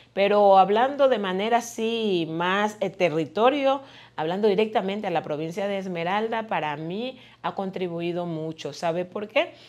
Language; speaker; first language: Spanish; native; Spanish